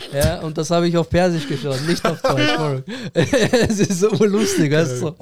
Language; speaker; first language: German; early bilingual, other home language; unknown